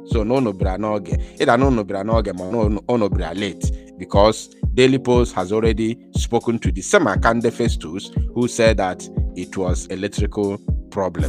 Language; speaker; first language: English; non-native, local second language; Igbo